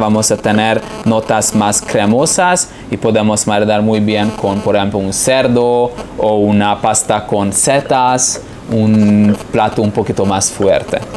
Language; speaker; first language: Spanish; non-native, fluent; Hungarian